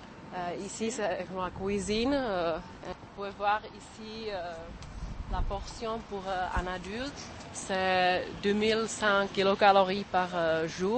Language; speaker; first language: French; non-native, fluent; Czech